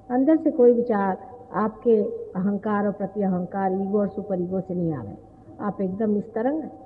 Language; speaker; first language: Hindi; non-native, local second language; Marathi